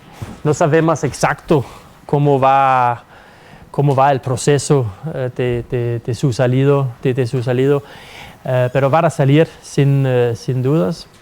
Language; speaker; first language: Spanish; non-native, fluent; Danish